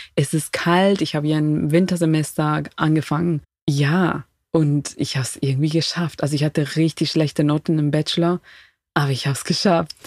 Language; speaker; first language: German; non-native, fluent; Spanish